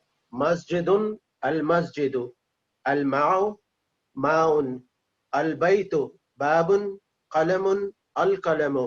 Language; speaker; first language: Arabic; non-native, learner; Urdu